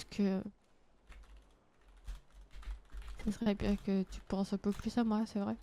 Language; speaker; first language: French; native; French